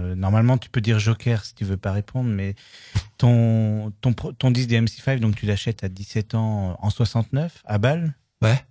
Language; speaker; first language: French; native; French